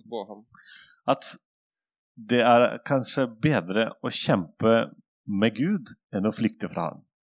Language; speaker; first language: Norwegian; non-native, fluent; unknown